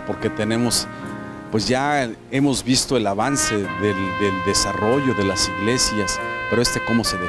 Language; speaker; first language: Spanish; native; Spanish